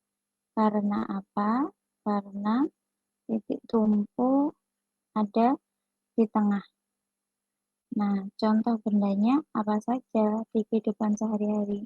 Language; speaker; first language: Indonesian; native; Indonesian